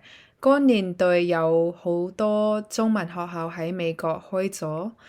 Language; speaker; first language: Cantonese; early bilingual, heritage; Cantonese